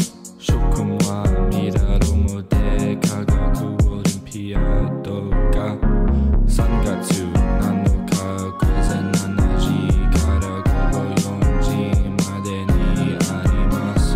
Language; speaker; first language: Japanese; non-native, learner; English